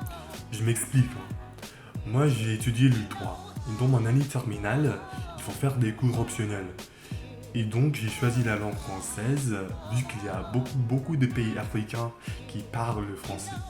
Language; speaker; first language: French; non-native, fluent; English